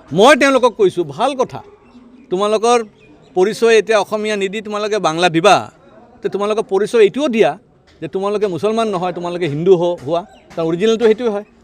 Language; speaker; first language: Assamese; non-native, local second language; Bangla